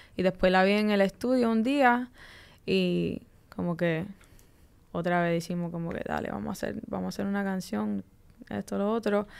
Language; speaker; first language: Spanish; early bilingual, heritage; Spanish